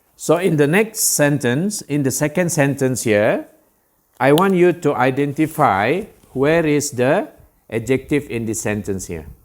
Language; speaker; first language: English; non-native, local second language; Malay